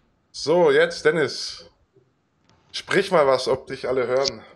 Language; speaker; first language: German; native; German